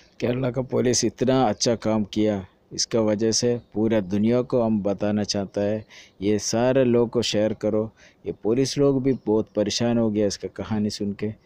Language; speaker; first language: Hindi; non-native, local second language; Malayalam